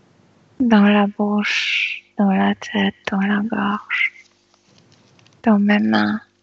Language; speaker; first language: French; non-native, fluent; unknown